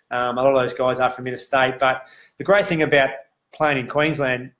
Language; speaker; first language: English; native; English